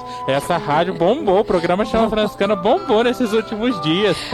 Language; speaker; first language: Portuguese; native; Portuguese